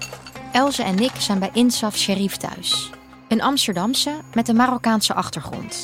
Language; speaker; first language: Dutch; native; Dutch